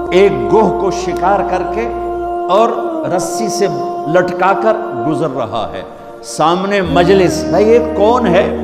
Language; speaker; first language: Urdu; non-native, local second language; Punjabi